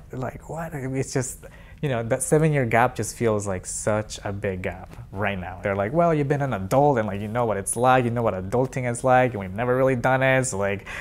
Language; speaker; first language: English; early bilingual, other home language; Spanish